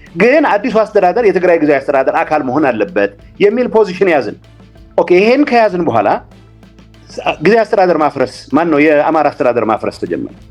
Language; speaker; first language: Amharic; non-native, local second language; Tigrinya